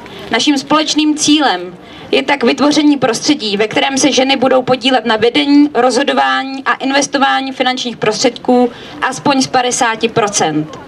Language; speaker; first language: Czech; native; Czech